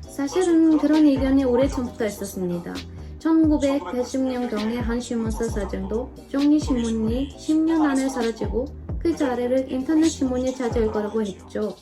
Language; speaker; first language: Korean; non-native, fluent; Mongolian